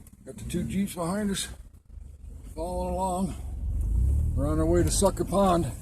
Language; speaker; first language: English; native; English